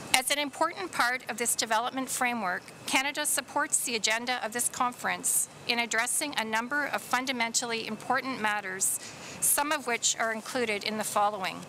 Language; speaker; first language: English; native; English